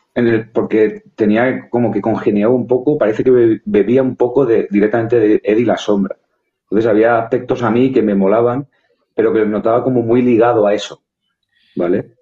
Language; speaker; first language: Spanish; native; Spanish